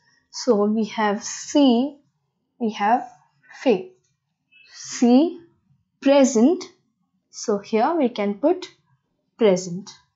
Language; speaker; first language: English; non-native, local second language; Hindi